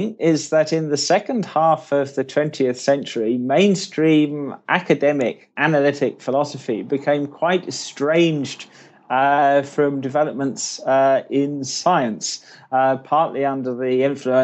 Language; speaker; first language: English; native; English